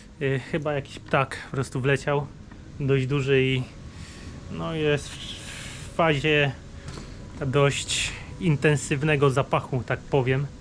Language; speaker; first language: Polish; native; Polish